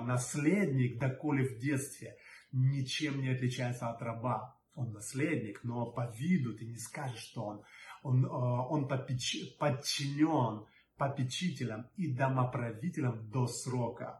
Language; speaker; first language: Russian; native; Russian